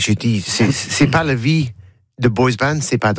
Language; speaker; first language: French; non-native, learner; English